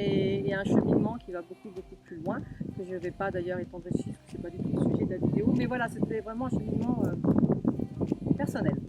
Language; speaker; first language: French; native; French